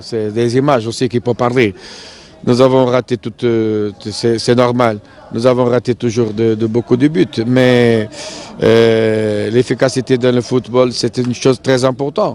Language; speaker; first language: French; non-native, fluent; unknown